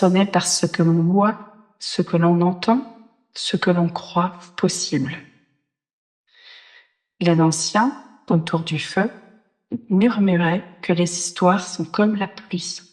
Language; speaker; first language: French; native; French